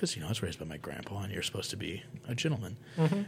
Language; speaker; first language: English; native; English